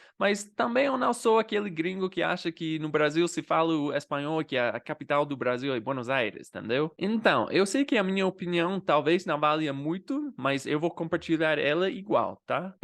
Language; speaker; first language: Portuguese; non-native, fluent; English